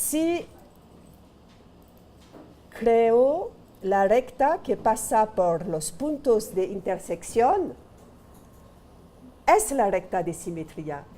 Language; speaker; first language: Spanish; non-native, fluent; French